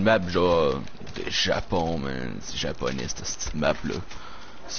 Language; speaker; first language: French; native; French